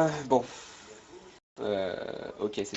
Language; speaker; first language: French; native; French